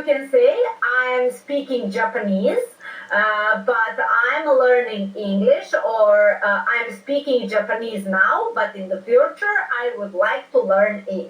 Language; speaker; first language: English; non-native, fluent; Serbian